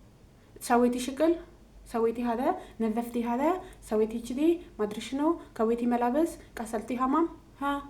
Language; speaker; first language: Arabic; non-native, learner; Amharic